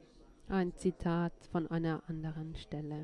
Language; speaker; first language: German; non-native, fluent; Finnish